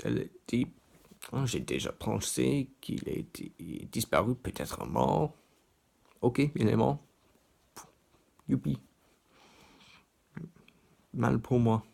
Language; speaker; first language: French; non-native, learner; English